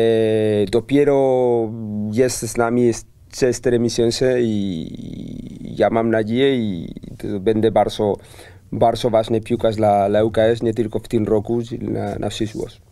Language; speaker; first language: Polish; non-native, learner; Spanish